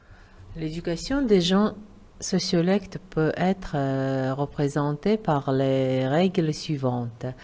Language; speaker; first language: French; non-native, fluent; Uzbek